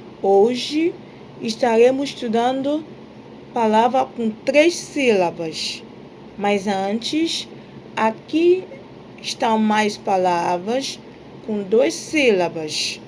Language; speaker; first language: Portuguese; non-native, fluent; Yoruba